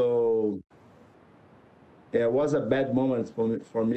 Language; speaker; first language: English; non-native, learner; Portuguese